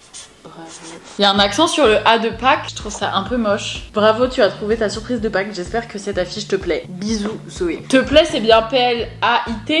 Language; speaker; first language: French; native; French